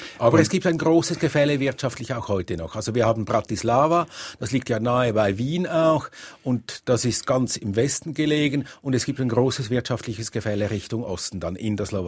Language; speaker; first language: German; native; German